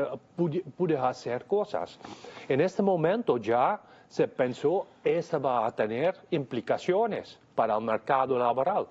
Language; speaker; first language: Spanish; non-native, fluent; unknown